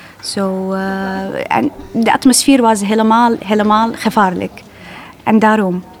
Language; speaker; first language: Dutch; non-native, learner; Arabic